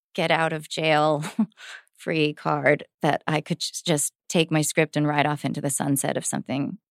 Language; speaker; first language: English; native; English